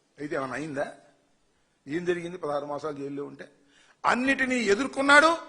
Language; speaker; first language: Telugu; native; Telugu